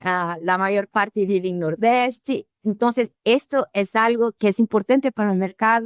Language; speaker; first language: Spanish; non-native, fluent; Portuguese